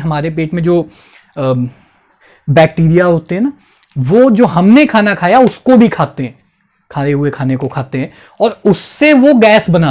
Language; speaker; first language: Hindi; native; Hindi